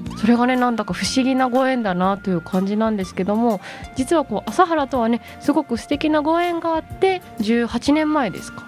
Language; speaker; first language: Japanese; native; Japanese